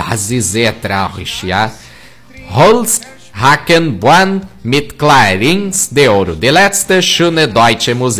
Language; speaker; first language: German; non-native, learner; Portuguese